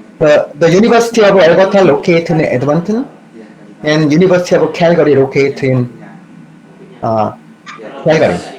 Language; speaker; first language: English; non-native, fluent; Korean